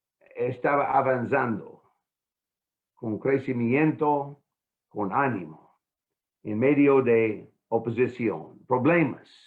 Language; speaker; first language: Spanish; non-native, fluent; English